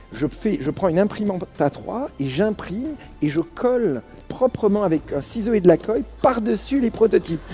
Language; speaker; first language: French; early bilingual, other home language; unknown